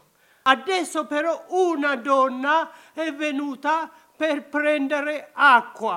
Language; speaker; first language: Italian; non-native, learner; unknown